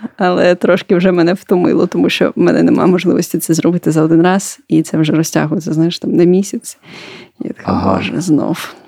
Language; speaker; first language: Ukrainian; non-native, local second language; Russian